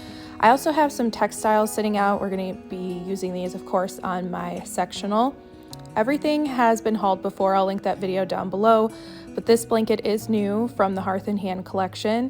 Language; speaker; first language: English; native; English